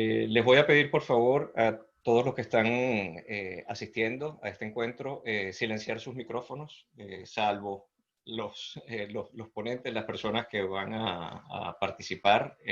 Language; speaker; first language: Spanish; native; Spanish